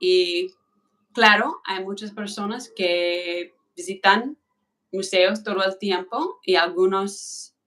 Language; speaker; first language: Spanish; non-native, fluent; English